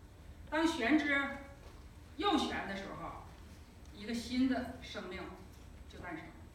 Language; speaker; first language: Chinese; native; Chinese